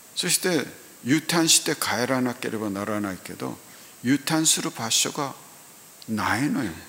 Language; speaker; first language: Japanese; non-native, fluent; Korean